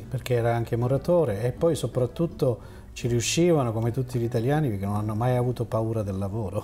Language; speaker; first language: Italian; native; Italian